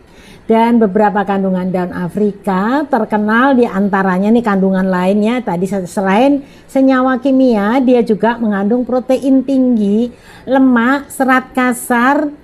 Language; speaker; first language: Indonesian; native; Indonesian